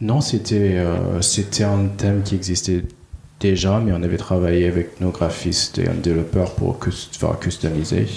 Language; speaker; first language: French; non-native, fluent; Cantonese